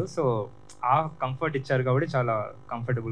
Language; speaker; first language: Telugu; native; Telugu